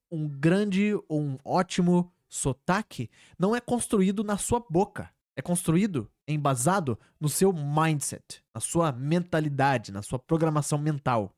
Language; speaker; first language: Portuguese; native; Portuguese